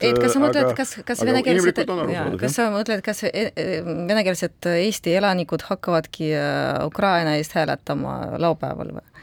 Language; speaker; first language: Estonian; non-native, local second language; Russian